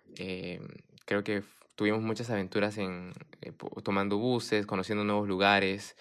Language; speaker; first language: Spanish; early bilingual, heritage; Spanish